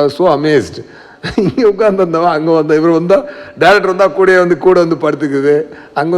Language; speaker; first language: Tamil; native; Tamil